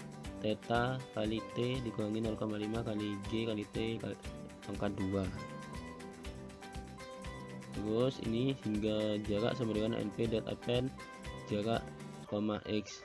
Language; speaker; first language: Indonesian; native; Indonesian